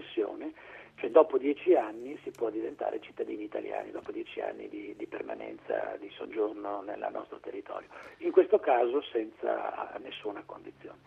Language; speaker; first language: Italian; native; Italian